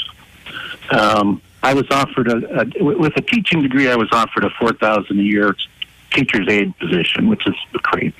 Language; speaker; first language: English; native; English